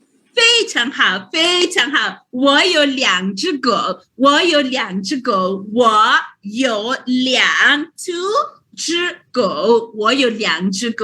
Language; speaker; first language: Chinese; non-native, fluent; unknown